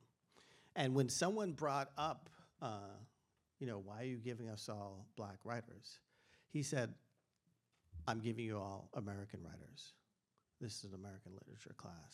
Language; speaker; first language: English; native; English